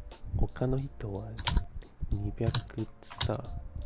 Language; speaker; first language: Japanese; non-native, learner; Chinese